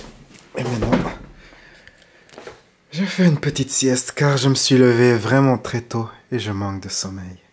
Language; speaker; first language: French; non-native, fluent; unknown